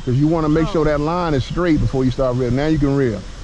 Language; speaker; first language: English; native; English